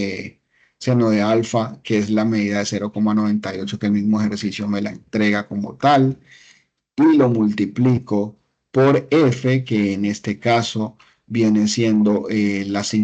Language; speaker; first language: Spanish; native; Spanish